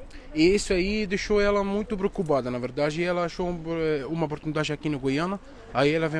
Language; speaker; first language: Portuguese; non-native, fluent; Arabic